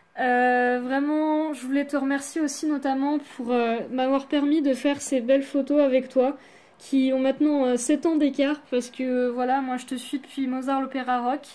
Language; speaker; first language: French; native; French